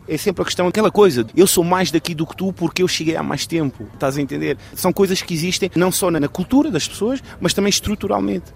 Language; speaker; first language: Portuguese; early bilingual, heritage; Portuguese